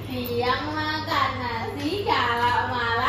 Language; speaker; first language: Indonesian; non-native, local second language; Javanese